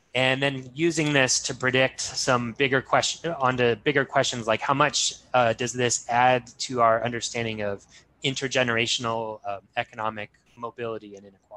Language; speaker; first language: English; native; English